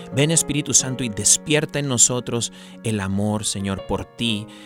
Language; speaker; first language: Spanish; early bilingual, heritage; Spanish